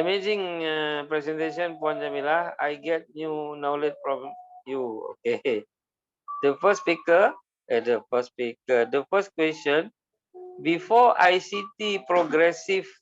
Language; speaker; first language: English; non-native, learner; Malay